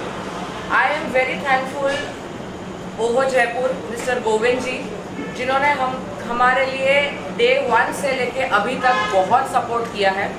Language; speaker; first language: Hindi; native; Hindi